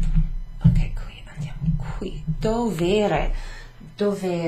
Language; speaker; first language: Italian; non-native, fluent; English